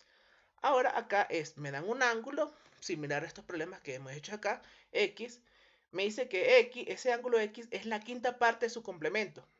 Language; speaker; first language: Spanish; native; Spanish